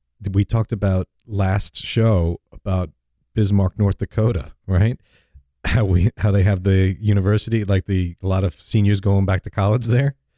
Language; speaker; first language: English; native; English